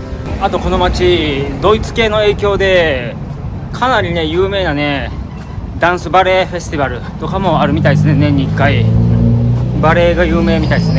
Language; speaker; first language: Japanese; native; Japanese